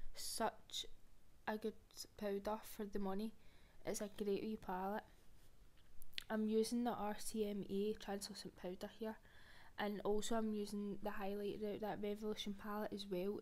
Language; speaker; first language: English; native; English